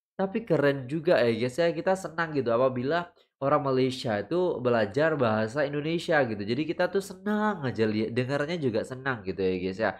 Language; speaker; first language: Indonesian; native; Indonesian